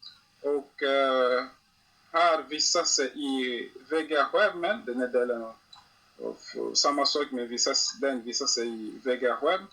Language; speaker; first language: Swedish; non-native, learner; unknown